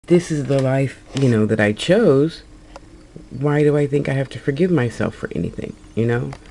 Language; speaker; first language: English; native; English